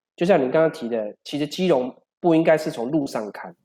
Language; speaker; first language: Chinese; native; Chinese